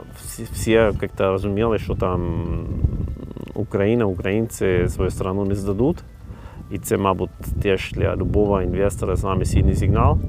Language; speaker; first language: Ukrainian; non-native, learner; German